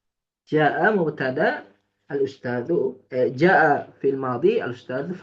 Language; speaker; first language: Arabic; non-native, fluent; Indonesian